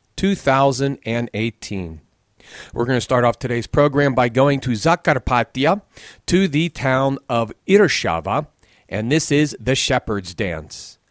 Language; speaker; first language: English; native; English